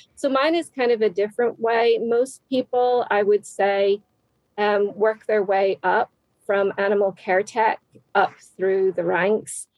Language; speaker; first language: English; native; English